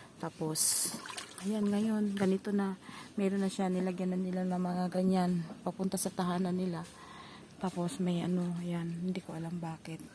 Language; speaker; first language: Filipino; non-native, local second language; Cebuano